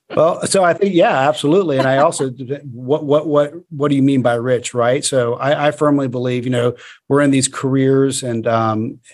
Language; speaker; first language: English; native; English